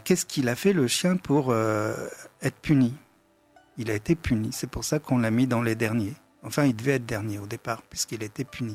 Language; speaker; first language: French; native; French